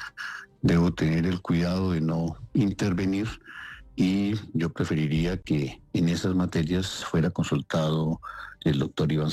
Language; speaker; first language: Spanish; native; Spanish